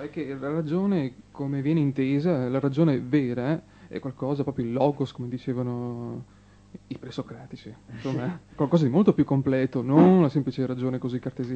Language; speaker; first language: Italian; native; Italian